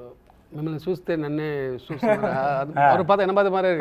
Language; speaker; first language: Telugu; non-native, local second language; Tamil